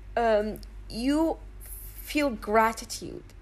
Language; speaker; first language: English; non-native, fluent; Arabic